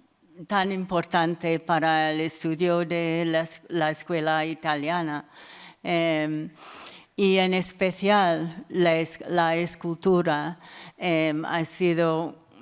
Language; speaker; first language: Spanish; non-native, fluent; English